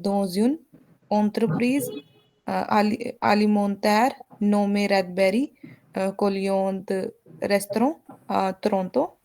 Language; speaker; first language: French; non-native, learner; Hindi